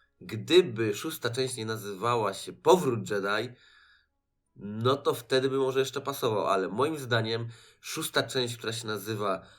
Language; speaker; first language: Polish; native; Polish